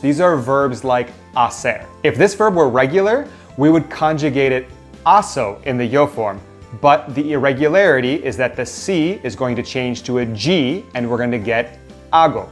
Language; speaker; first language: English; native; English